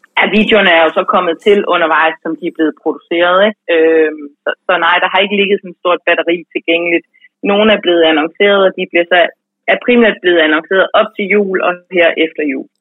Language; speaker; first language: Danish; native; Danish